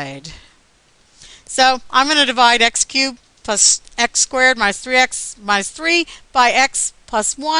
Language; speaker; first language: English; native; English